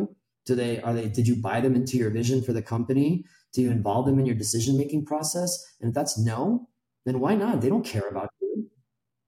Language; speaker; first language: English; native; English